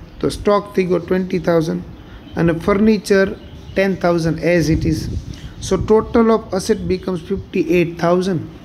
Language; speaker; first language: English; non-native, local second language; Gujarati